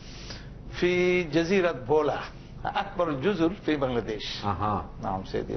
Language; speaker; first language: Arabic; non-native, fluent; Bangla